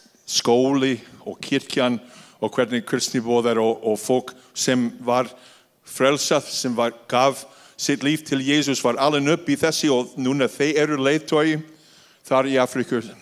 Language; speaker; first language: Icelandic; non-native, fluent; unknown